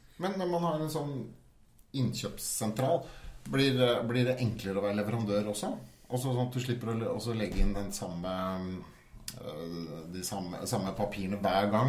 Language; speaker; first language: Norwegian; native; Norwegian